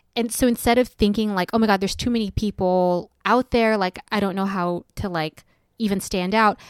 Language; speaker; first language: English; native; English